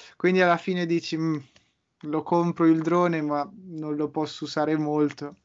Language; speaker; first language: Italian; native; Italian